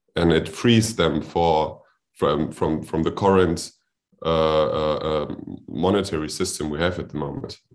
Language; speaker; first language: English; non-native, fluent; German